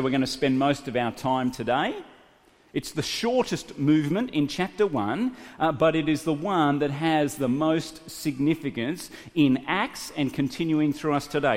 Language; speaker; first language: English; native; English